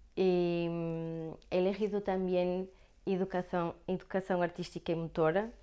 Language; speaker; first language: Spanish; non-native, learner; Portuguese